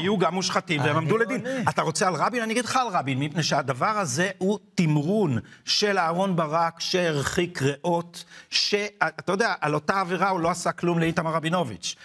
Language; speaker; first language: Hebrew; native; Hebrew